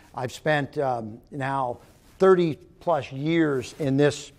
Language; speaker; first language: English; native; English